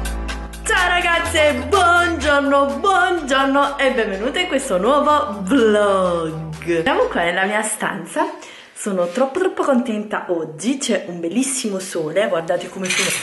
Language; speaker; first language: Italian; native; Italian